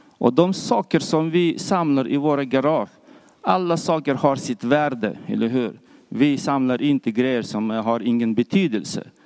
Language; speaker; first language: Swedish; non-native, fluent; Russian